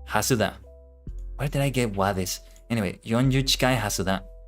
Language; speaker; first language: Japanese; non-native, learner; English